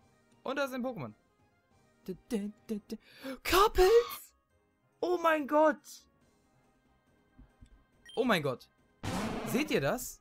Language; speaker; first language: German; native; German